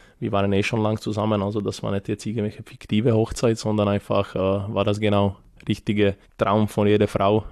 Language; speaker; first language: German; non-native, fluent; Serbian